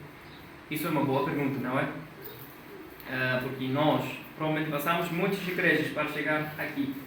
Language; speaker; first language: Portuguese; non-native, fluent; English